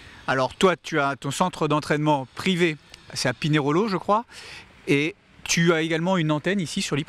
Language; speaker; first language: French; native; French